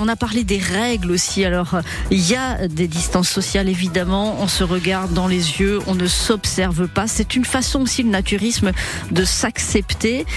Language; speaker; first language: French; native; French